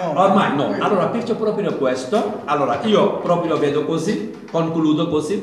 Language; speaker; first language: Italian; non-native, learner; Bangla